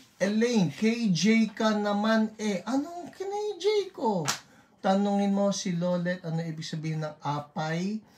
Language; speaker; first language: Filipino; native; Filipino